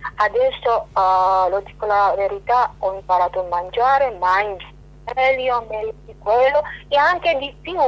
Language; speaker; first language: Italian; non-native, fluent; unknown